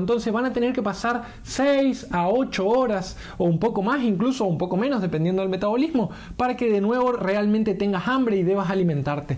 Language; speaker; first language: Spanish; native; Spanish